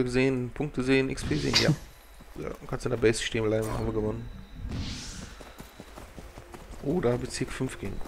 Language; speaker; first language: German; native; German